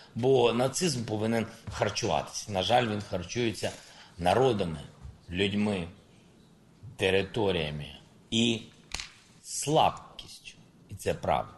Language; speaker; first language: Ukrainian; non-native, local second language; Russian